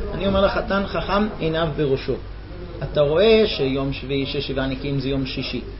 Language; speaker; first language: Hebrew; non-native, fluent; English